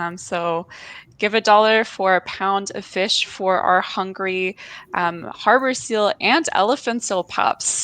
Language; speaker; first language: English; native; English